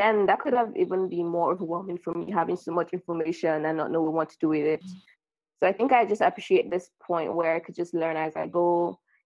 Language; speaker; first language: English; non-native, local second language; Yoruba